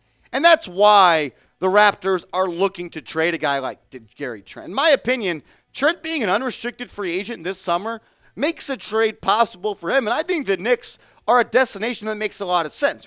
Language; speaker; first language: English; native; English